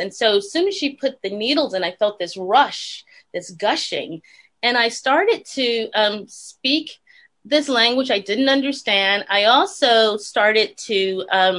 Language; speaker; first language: English; native; English